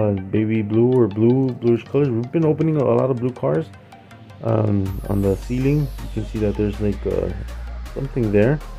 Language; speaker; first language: English; early bilingual, other home language; Spanish